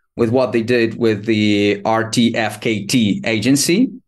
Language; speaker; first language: English; non-native, fluent; Ukrainian